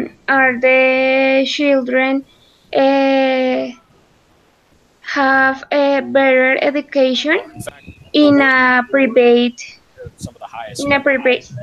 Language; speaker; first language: English; non-native, learner; Spanish